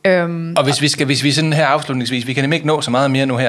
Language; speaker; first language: Danish; native; Danish